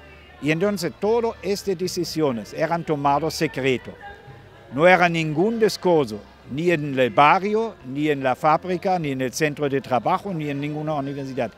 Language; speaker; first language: Spanish; non-native, fluent; German